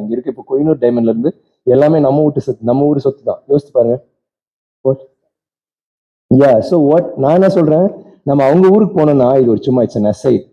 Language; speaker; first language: Tamil; native; Tamil